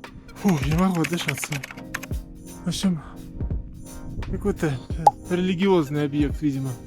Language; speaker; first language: Russian; native; Russian